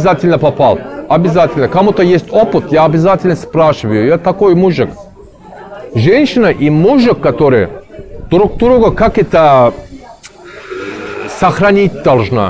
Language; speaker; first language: Russian; non-native, learner; Turkish